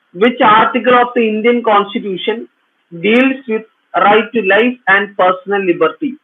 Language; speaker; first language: English; non-native, local second language; Malayalam